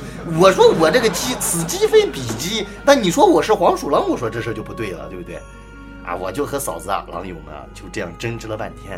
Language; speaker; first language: Chinese; native; Chinese